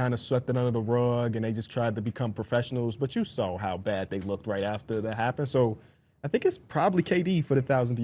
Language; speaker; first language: English; native; English